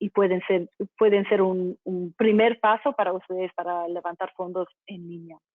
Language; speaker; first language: Spanish; non-native, fluent; English